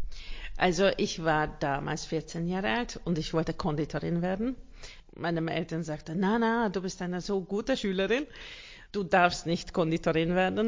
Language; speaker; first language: German; non-native, learner; Hungarian